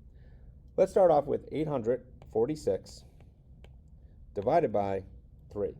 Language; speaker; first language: English; native; English